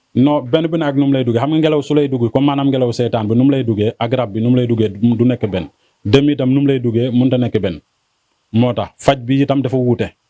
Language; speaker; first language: Wolof; non-native, local second language; Serer